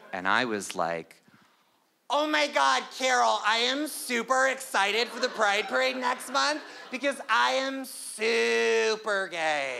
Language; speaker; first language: English; native; English